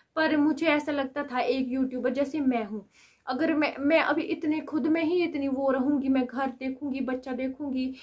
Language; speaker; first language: Hindi; native; Hindi